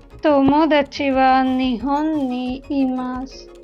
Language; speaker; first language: Japanese; non-native, learner; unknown